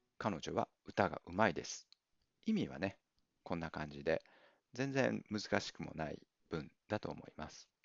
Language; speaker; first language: Japanese; native; Japanese